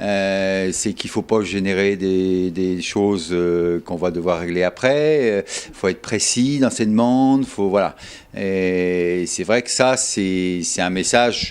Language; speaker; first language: French; native; French